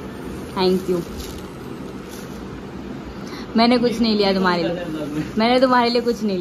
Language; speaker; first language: Hindi; native; Hindi